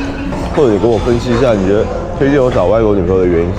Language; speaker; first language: Chinese; native; Chinese